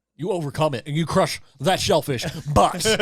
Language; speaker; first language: English; native; English